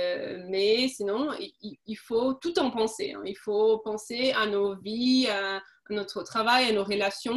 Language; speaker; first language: French; non-native, fluent; Portuguese